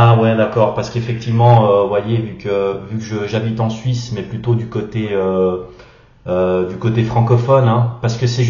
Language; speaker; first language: French; native; French